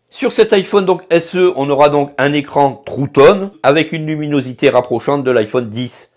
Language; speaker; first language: French; native; French